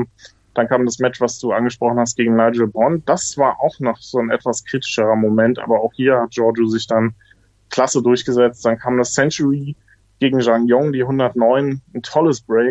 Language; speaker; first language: German; native; German